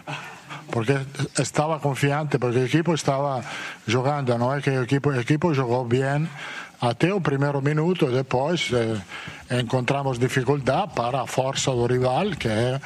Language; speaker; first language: Portuguese; non-native, fluent; Italian